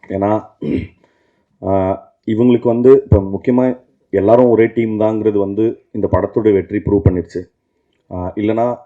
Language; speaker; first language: Tamil; native; Tamil